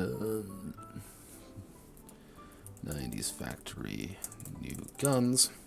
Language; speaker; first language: English; native; English